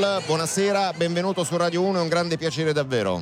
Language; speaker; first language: Italian; native; Italian